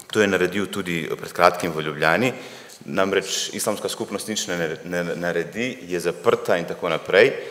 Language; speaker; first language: Slovenian; early bilingual, other home language; Bosnian